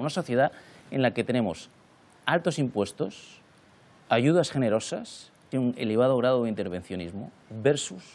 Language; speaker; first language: Spanish; native; Spanish